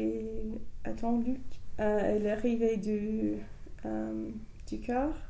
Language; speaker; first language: French; non-native, learner; English